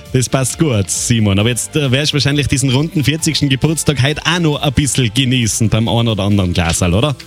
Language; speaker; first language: German; native; German